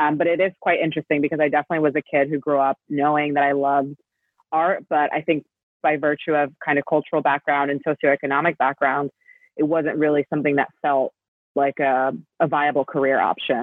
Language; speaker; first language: English; native; English